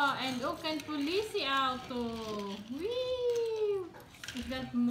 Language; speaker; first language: Dutch; non-native, learner; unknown